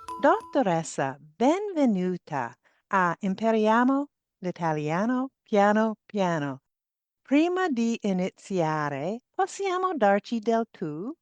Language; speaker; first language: Italian; non-native, fluent; English